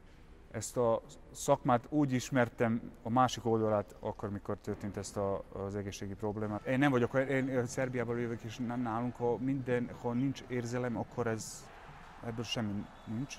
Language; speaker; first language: Hungarian; non-native, fluent; Serbian